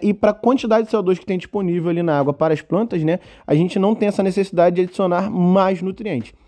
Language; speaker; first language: Portuguese; native; Portuguese